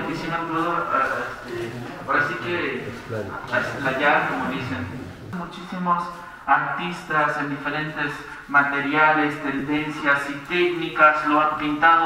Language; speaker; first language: Spanish; native; Spanish